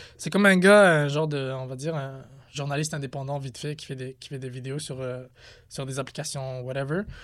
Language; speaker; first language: French; early bilingual, other home language; Arabic